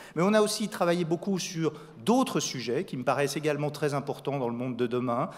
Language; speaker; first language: French; native; French